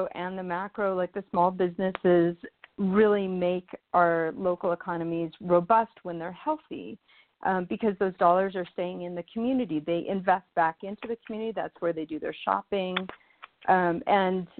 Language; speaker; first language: English; native; English